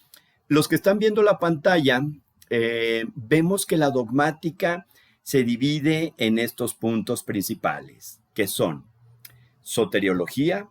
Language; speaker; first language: Spanish; native; Spanish